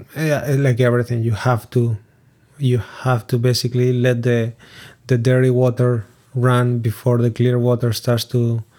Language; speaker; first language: English; non-native, fluent; Spanish